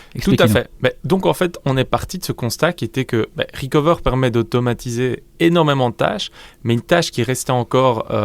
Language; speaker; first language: French; native; French